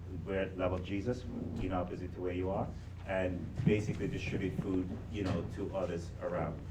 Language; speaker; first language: English; native; English